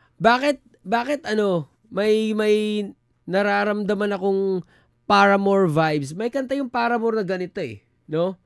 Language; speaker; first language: Filipino; non-native, local second language; Cebuano